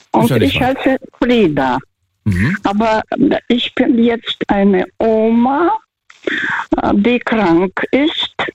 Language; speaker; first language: German; early bilingual, heritage; Russian